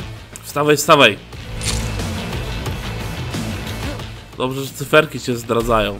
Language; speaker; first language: Polish; native; Polish